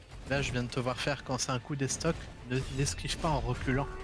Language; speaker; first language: French; native; French